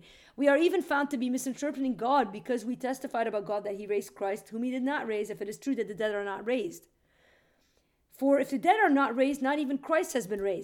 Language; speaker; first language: English; native; English